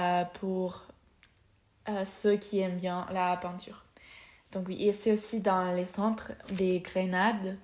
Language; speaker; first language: French; non-native, learner; Spanish